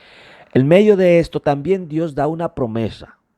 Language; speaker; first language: Spanish; native; Spanish